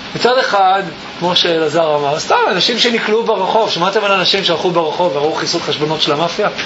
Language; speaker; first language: Hebrew; native; Hebrew